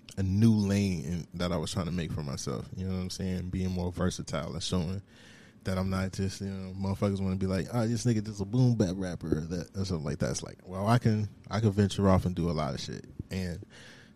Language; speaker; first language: English; native; English